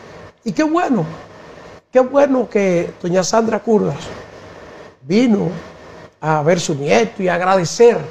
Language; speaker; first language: Spanish; native; Spanish